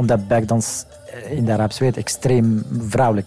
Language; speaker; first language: Dutch; non-native, fluent; Arabic